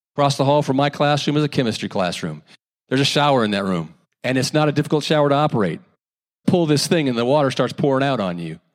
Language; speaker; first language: English; native; English